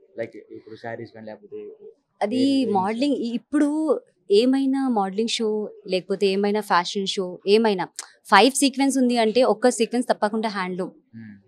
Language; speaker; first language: Telugu; non-native, local second language; Hindi